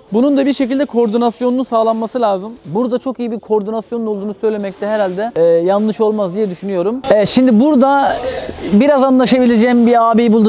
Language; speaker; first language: Turkish; native; Turkish